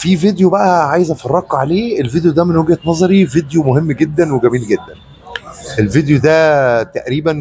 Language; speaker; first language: Arabic; native; Arabic